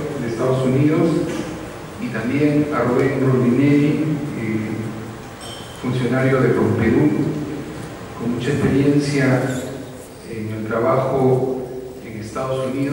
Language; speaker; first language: Spanish; native; Spanish